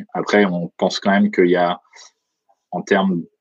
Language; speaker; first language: French; native; French